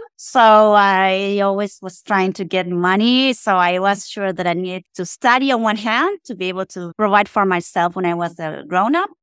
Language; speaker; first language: English; non-native, fluent; Spanish